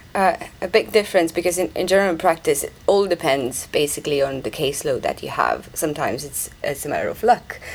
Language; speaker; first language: English; non-native, fluent; Romanian